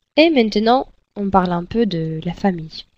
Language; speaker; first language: French; non-native, fluent; Russian